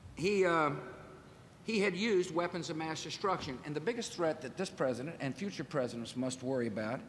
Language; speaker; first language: English; native; English